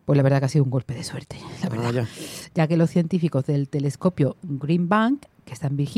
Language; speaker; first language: Spanish; native; Spanish